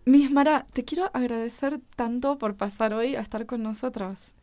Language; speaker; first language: Spanish; native; Spanish